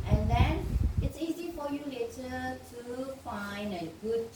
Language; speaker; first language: English; non-native, fluent; Indonesian